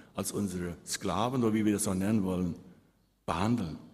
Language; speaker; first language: German; early bilingual, heritage; Spanish